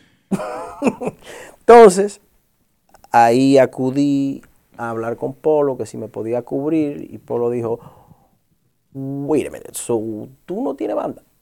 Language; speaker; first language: Spanish; early bilingual, heritage; Spanish